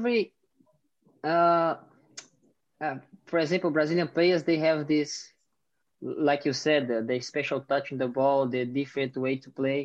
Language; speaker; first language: English; non-native, fluent; Portuguese